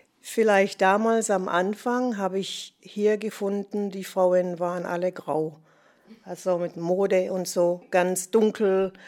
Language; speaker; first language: German; non-native, fluent; English